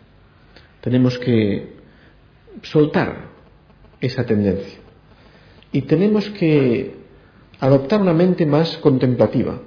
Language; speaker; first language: Spanish; native; Spanish